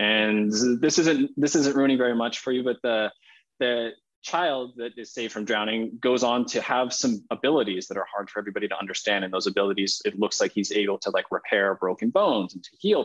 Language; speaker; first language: English; native; English